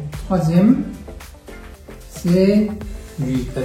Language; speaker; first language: French; non-native, fluent; Korean